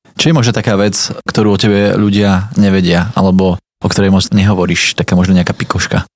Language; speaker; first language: Slovak; native; Slovak